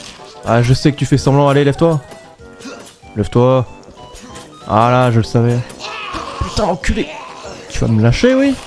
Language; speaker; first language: French; native; French